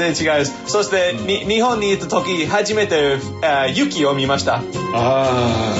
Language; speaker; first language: Japanese; non-native, fluent; English